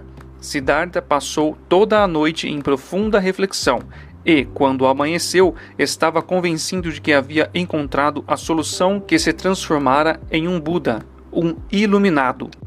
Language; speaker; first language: Portuguese; native; Portuguese